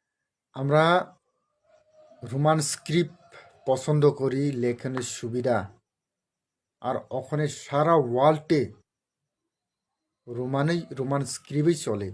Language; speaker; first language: Bangla; non-native, local second language; Kok Borok